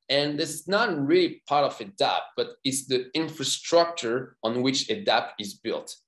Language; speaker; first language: English; non-native, fluent; French